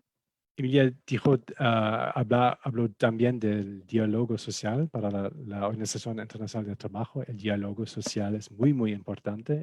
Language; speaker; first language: Spanish; non-native, fluent; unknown